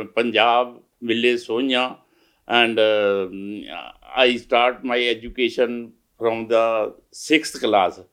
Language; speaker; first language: English; non-native, local second language; Punjabi